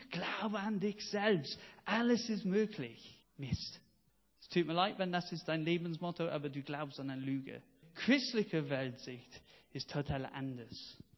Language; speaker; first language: German; non-native, fluent; English